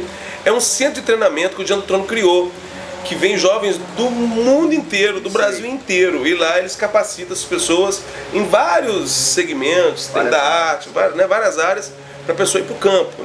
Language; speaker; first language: Portuguese; native; Portuguese